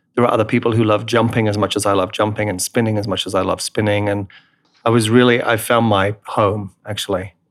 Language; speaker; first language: English; native; English